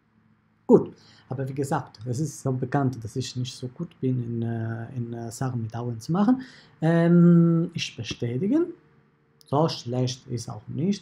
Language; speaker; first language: German; non-native, fluent; Italian